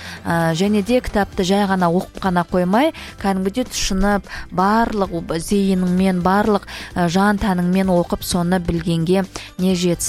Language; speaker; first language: Kazakh; native; Kazakh